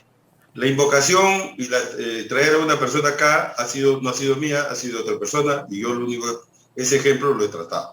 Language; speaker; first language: Spanish; native; Spanish